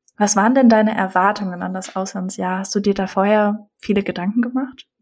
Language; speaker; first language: German; native; German